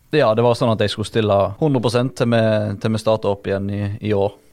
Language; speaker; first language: Norwegian; native; Norwegian